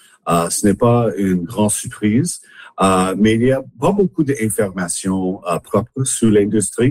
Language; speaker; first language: French; non-native, local second language; English